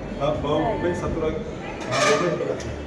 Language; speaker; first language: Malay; non-native, fluent; Korean